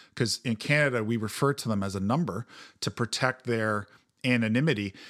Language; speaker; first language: English; native; English